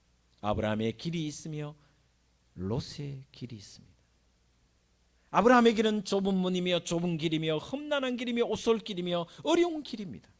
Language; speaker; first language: Korean; native; Korean